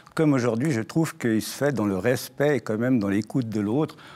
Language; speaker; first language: French; native; French